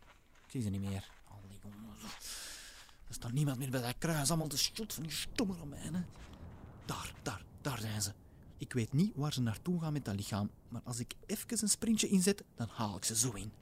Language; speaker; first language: Dutch; native; Dutch